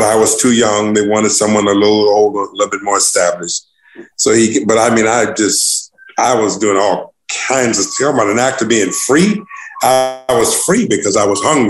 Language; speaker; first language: English; native; English